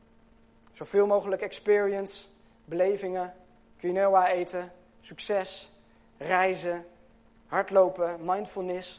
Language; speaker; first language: Dutch; native; Dutch